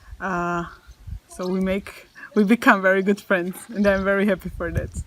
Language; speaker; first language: English; non-native, fluent; Armenian